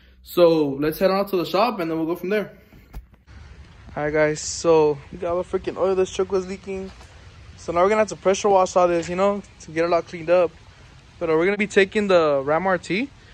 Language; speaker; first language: English; early bilingual, other home language; Spanish